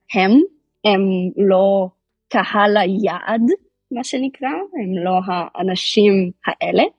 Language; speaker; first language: Hebrew; native; Hebrew